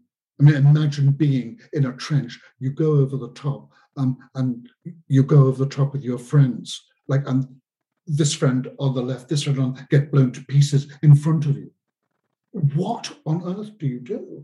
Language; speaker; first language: English; native; English